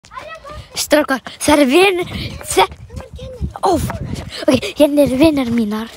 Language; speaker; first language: Icelandic; early bilingual, other home language; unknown